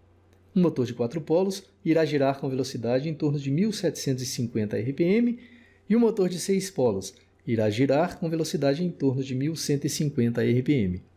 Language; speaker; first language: Portuguese; native; Portuguese